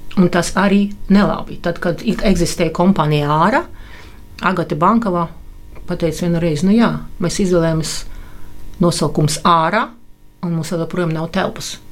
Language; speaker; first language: Latvian; non-native, local second language; Russian